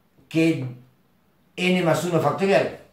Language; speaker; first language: Spanish; native; Spanish